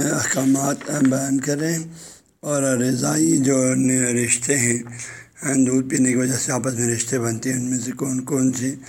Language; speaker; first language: Urdu; non-native, local second language; Balti